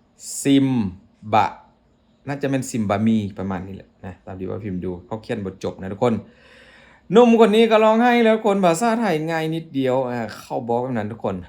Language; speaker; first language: Thai; non-native, local second language; Northeastern Thai